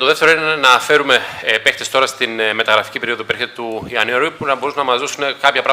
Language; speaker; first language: Greek; native; Greek